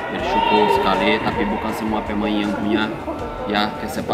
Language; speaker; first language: Indonesian; non-native, fluent; Portuguese